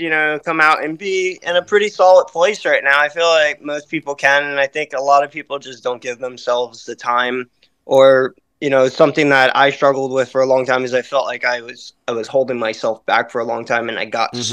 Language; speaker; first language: English; native; English